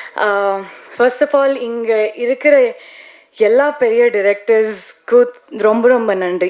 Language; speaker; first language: Tamil; non-native, learner; Kannada